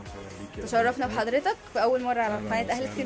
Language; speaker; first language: Arabic; native; Arabic